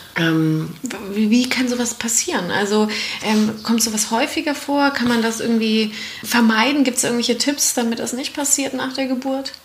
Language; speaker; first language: German; native; German